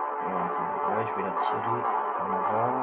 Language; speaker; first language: French; native; French